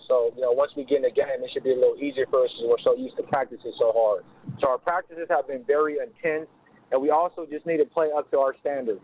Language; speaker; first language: English; early bilingual, other home language; Lingala